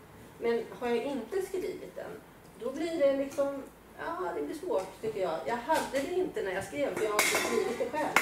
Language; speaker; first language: Swedish; native; Swedish